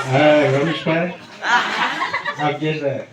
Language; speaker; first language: Hindi; non-native, local second language; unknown